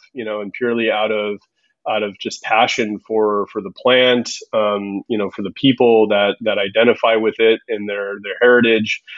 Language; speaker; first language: English; early bilingual, other home language; Spanish